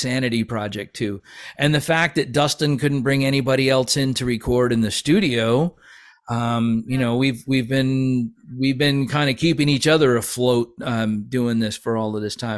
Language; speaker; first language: English; native; English